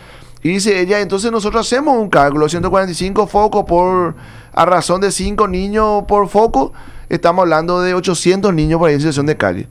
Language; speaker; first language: Spanish; native; Spanish